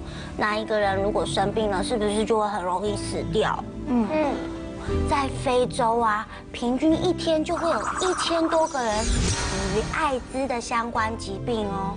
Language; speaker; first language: Chinese; native; Chinese